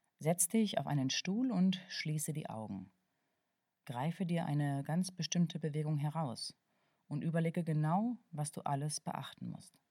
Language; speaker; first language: German; native; German